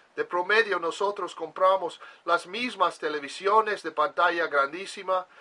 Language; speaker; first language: Spanish; non-native, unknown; English